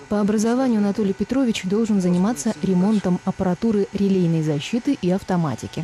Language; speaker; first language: Russian; native; Russian